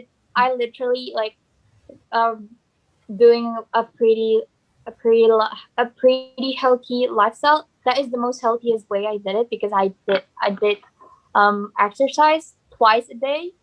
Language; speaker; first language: English; non-native, fluent; Indonesian